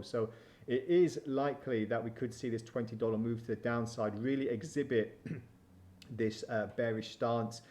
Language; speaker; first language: English; native; English